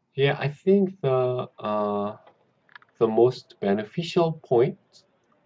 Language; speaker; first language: English; non-native, learner; Korean